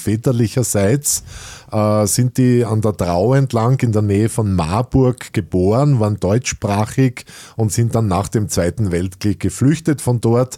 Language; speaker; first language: German; native; German